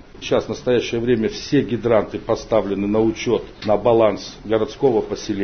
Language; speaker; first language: Russian; native; Russian